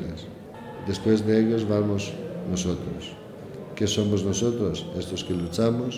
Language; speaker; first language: Spanish; non-native, learner; Greek